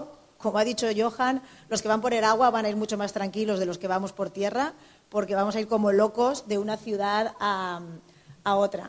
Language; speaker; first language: Spanish; native; Spanish